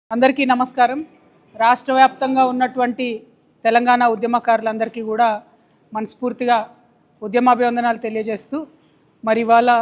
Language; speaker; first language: Telugu; native; Telugu